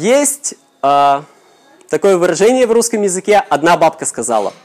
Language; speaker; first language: Russian; native; Russian